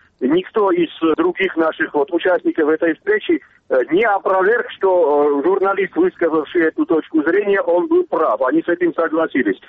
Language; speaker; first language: Russian; non-native, local second language; Armenian